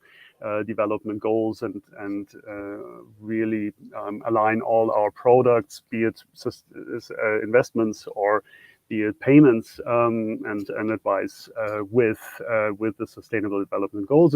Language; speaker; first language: English; non-native, fluent; German